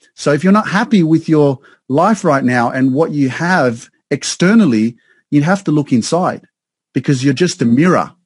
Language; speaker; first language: English; native; English